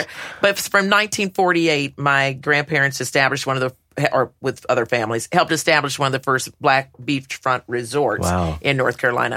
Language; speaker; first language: English; native; English